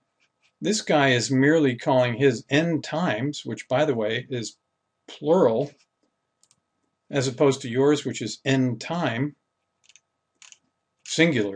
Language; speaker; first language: English; native; English